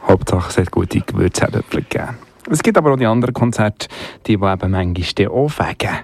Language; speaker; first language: German; native; German